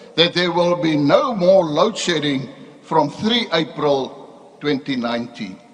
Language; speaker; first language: English; non-native, local second language; Afrikaans